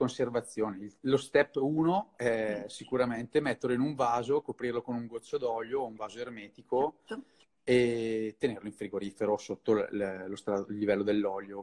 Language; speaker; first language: Italian; native; Italian